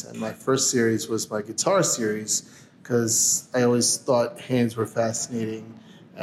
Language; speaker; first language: English; early bilingual, other home language; Spanish